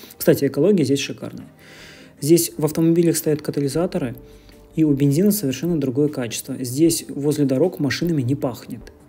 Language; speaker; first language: Russian; native; Russian